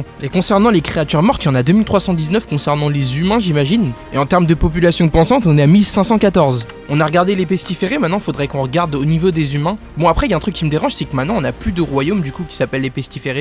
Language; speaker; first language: French; native; French